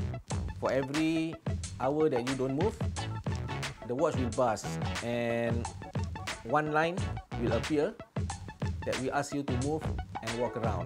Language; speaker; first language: English; non-native, local second language; Malay